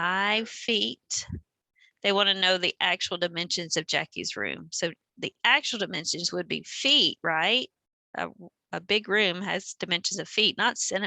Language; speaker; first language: English; native; English